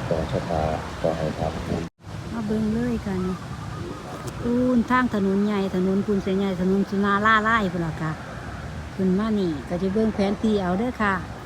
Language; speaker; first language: Thai; native; Thai